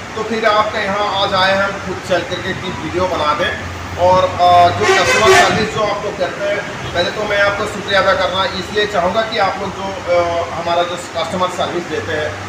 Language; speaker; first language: Hindi; non-native, local second language; Bangla